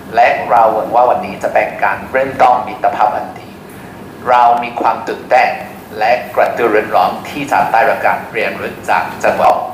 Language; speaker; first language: Thai; non-native, learner; Cantonese